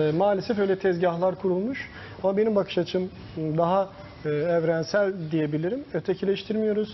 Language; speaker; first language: Turkish; early bilingual, heritage; Turkish